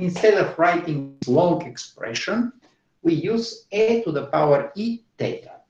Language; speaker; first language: English; non-native, fluent; Bulgarian